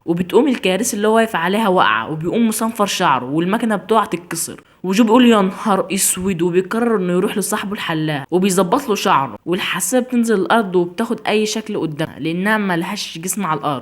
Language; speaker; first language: Arabic; native; Arabic